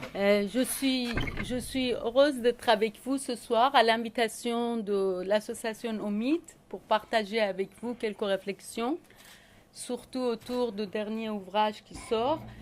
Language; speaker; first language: French; non-native, fluent; Persian